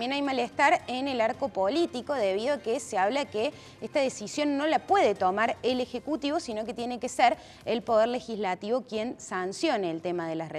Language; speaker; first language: Spanish; native; Spanish